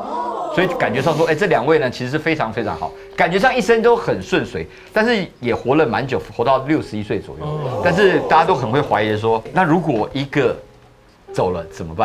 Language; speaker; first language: Chinese; native; Chinese